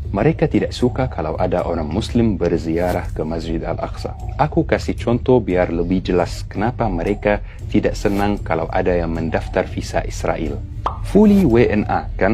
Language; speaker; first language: Indonesian; non-native, fluent; Arabic